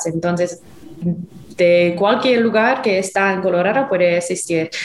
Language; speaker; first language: Spanish; non-native, fluent; English